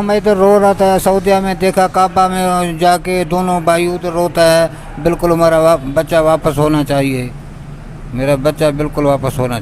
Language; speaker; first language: Hindi; non-native, local second language; Baluchi